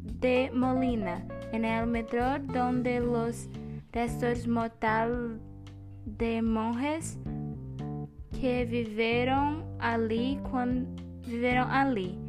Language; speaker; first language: Spanish; non-native, learner; Portuguese